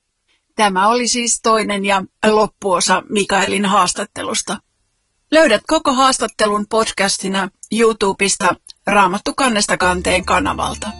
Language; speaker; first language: Finnish; native; Finnish